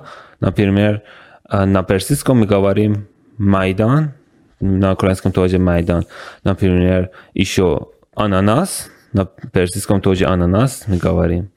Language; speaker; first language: Russian; non-native, learner; Persian